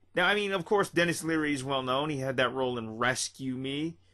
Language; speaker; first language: English; native; English